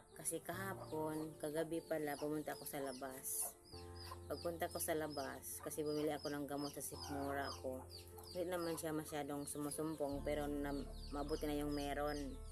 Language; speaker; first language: Filipino; non-native, local second language; Cebuano